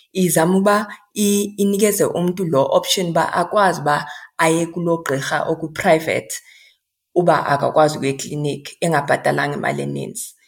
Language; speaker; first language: Xhosa; non-native, local second language; Zulu